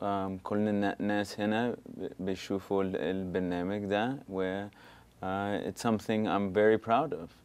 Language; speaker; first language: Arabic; early bilingual, heritage; English